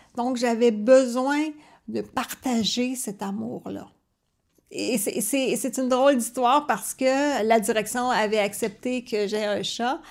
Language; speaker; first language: French; native; French